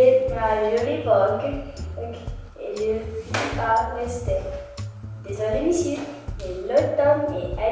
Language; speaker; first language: French; non-native, learner; English